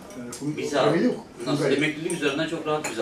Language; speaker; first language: Turkish; native; Turkish